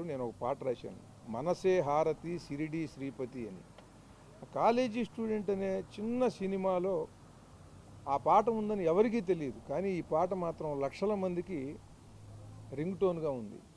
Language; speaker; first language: Telugu; native; Telugu